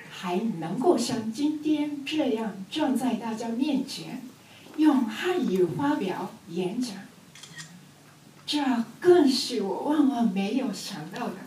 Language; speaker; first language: Chinese; non-native, learner; Japanese